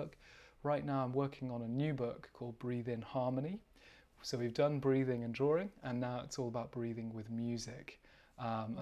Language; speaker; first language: English; native; English